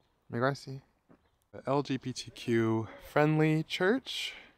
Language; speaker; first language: English; native; English